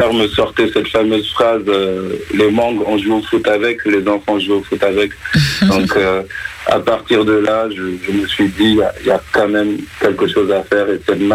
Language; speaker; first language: French; non-native, local second language; Wolof